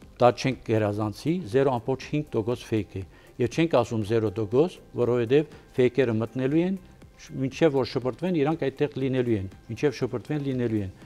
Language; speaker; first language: Armenian; early bilingual, heritage; Armenian